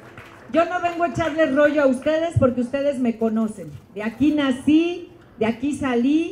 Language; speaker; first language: Spanish; native; Spanish